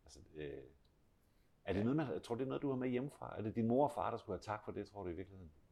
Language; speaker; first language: Danish; native; Danish